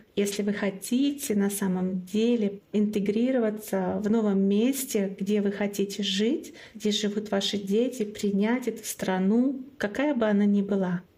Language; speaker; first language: Russian; non-native, local second language; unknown